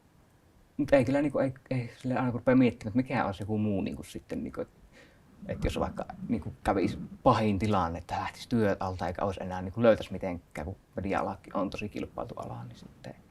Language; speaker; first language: Finnish; native; Finnish